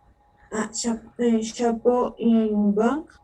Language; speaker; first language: French; non-native, learner; Spanish